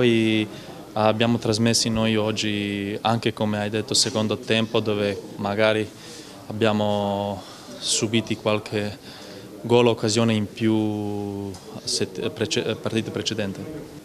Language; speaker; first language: Italian; non-native, fluent; Croatian